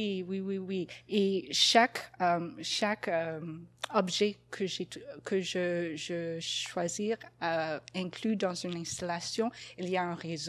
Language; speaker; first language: French; non-native, fluent; English